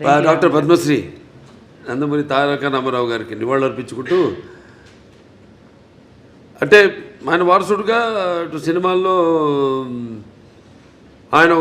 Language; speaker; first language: Telugu; native; Telugu